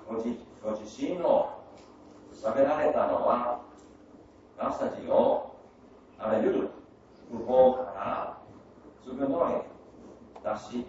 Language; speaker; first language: Japanese; non-native, fluent; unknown